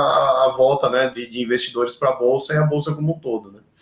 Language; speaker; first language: Portuguese; native; Portuguese